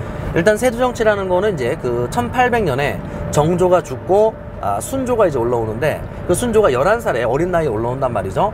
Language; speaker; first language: Korean; native; Korean